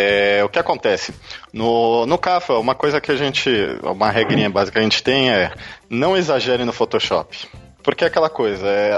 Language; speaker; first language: Portuguese; native; Portuguese